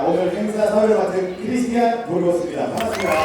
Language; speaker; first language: Korean; non-native, fluent; Spanish